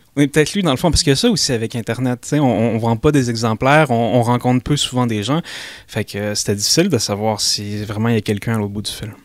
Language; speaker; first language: French; native; French